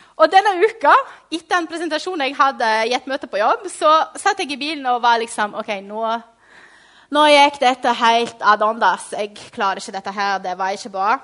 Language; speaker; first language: Norwegian; non-native, fluent; Portuguese